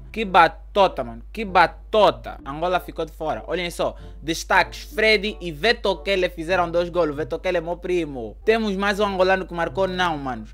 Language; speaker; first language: Portuguese; native; Portuguese